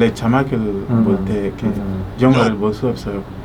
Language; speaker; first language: Korean; non-native, learner; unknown